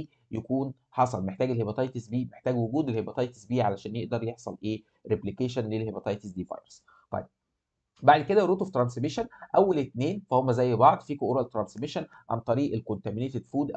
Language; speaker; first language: Arabic; native; Arabic